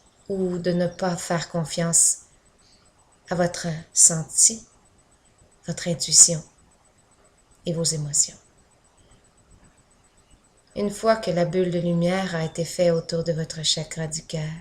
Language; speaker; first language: French; native; French